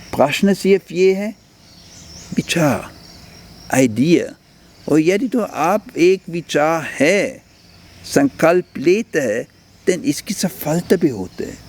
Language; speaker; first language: Hindi; non-native, fluent; German